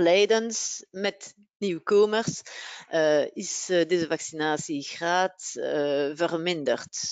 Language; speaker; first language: Dutch; non-native, local second language; French